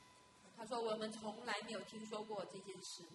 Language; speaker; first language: Chinese; native; Chinese